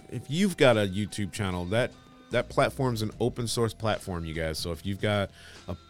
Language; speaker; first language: English; native; English